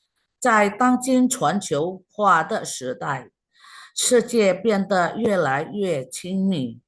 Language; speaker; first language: Chinese; non-native, fluent; Indonesian